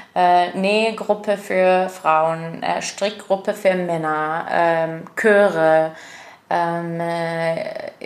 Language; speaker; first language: German; non-native, fluent; Arabic